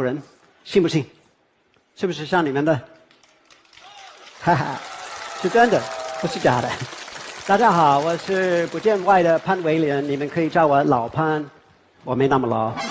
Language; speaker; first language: Chinese; non-native, fluent; English